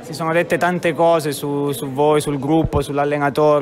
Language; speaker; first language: Italian; native; Italian